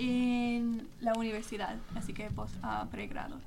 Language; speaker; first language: Spanish; non-native, fluent; English